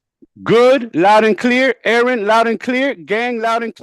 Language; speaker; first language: English; native; English